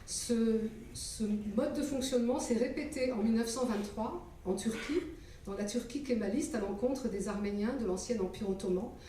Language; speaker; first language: French; native; French